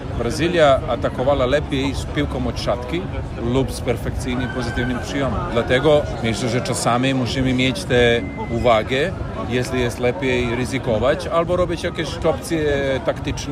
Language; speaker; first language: Polish; non-native, fluent; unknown